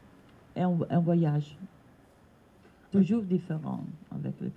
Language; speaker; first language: French; non-native, fluent; Italian